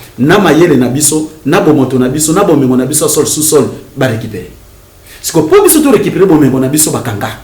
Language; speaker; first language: Lingala; non-native, local second language; Kongo